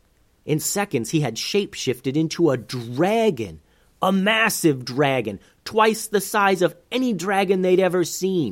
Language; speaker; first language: English; native; English